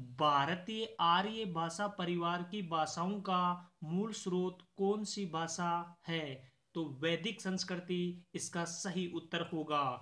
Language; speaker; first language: Hindi; native; Hindi